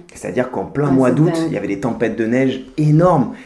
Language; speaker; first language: French; native; French